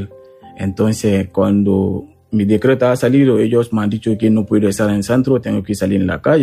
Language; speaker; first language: Spanish; non-native, learner; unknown